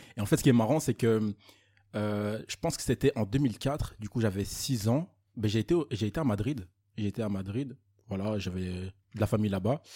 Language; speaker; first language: French; native; French